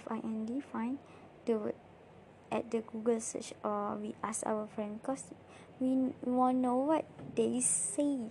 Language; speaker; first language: English; non-native, learner; Malay